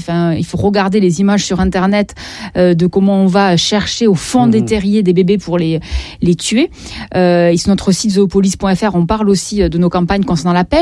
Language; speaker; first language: French; native; French